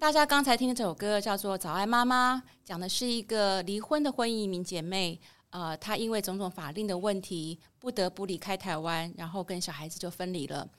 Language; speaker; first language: Chinese; native; Chinese